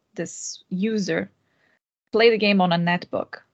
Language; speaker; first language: English; non-native, fluent; Portuguese